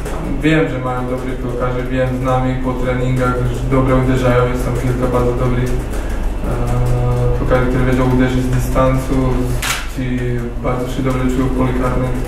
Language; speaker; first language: Polish; non-native, fluent; Slovak